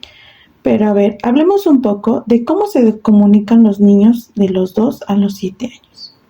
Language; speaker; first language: Spanish; native; Spanish